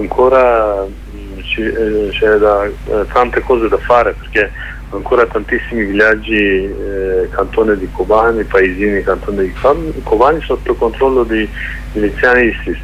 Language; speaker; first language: Italian; non-native, learner; Kurdish